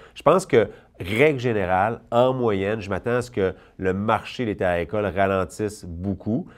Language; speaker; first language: French; native; French